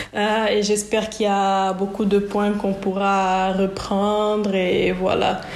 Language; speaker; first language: French; non-native, local second language; Wolof